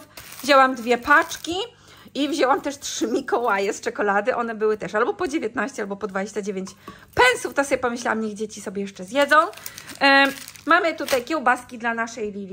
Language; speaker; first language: Polish; native; Polish